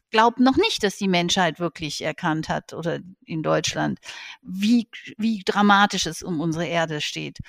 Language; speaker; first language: German; native; German